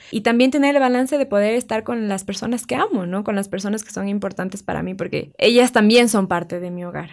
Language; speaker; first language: Spanish; native; Spanish